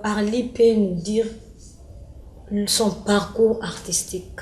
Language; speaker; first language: French; non-native, local second language; Lingala